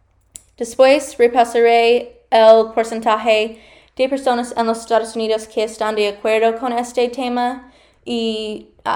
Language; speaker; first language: Spanish; non-native, learner; English